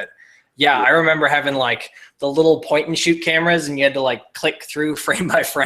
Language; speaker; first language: English; native; English